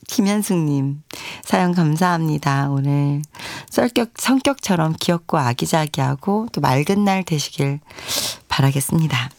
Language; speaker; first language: Korean; native; Korean